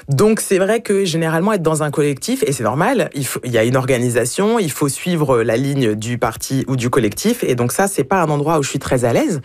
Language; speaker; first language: French; native; French